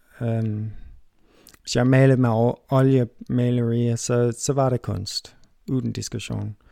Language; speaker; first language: Danish; non-native, fluent; English